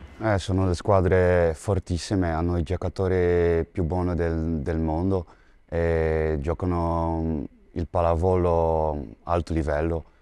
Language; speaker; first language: Italian; non-native, fluent; Dutch